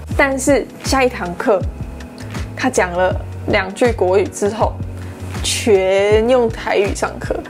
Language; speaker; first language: Chinese; non-native, fluent; English